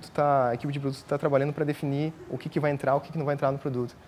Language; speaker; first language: Portuguese; native; Portuguese